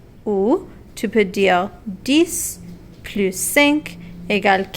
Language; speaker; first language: French; non-native, local second language; English